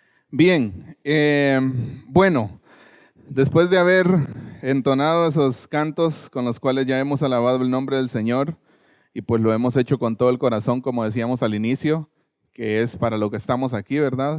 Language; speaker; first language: Spanish; native; Spanish